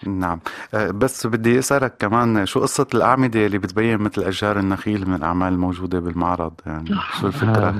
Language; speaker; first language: Arabic; native; Arabic